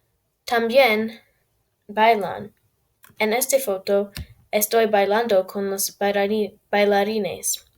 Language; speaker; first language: Spanish; non-native, learner; English